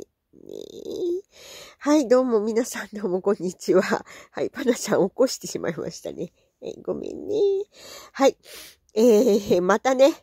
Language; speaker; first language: Japanese; native; Japanese